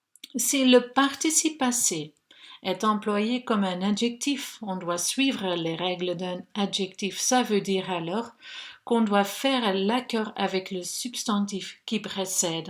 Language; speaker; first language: French; non-native, local second language; Dutch